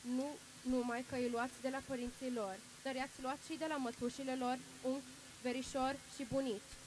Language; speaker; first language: Romanian; early bilingual, heritage; Romanian